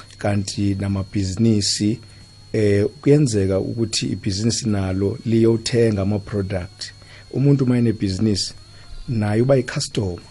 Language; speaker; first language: Zulu; non-native, local second language; Xhosa